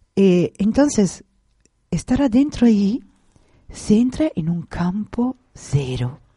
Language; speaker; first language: Spanish; non-native, fluent; Italian